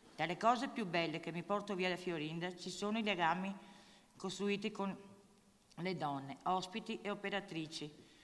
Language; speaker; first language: Italian; native; Italian